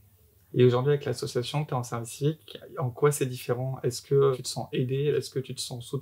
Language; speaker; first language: French; native; French